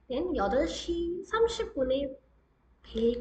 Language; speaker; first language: Korean; non-native, fluent; Hindi